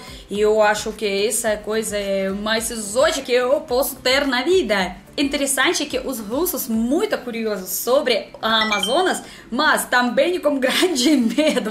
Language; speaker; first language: Portuguese; non-native, learner; Russian